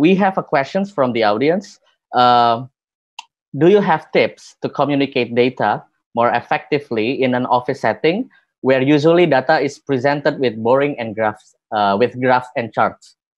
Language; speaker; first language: English; non-native, fluent; Indonesian